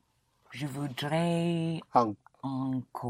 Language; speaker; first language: French; non-native, learner; English